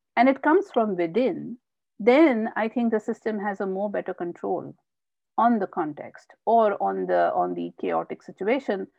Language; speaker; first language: English; non-native, local second language; Hindi